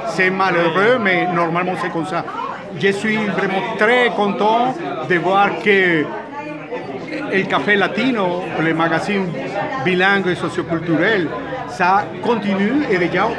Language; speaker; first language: French; non-native, fluent; Spanish